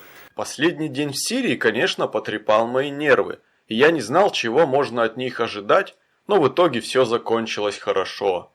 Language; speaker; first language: Russian; native; Russian